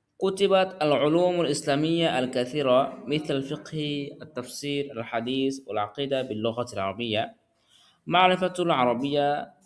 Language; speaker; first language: Arabic; non-native, fluent; Bangla